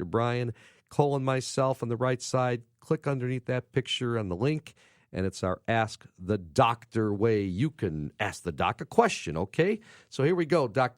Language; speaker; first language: English; native; English